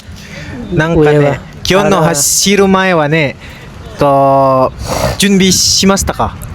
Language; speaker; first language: Japanese; non-native, learner; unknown